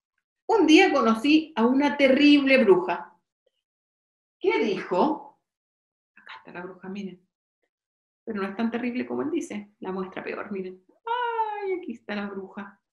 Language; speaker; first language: Spanish; native; Spanish